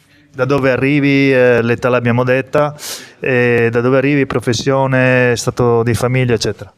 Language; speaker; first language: Italian; native; Italian